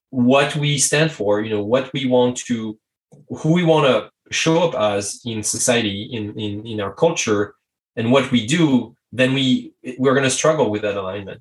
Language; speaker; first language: English; non-native, fluent; French